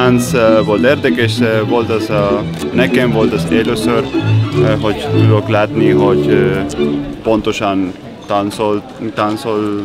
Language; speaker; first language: Hungarian; non-native, learner; Spanish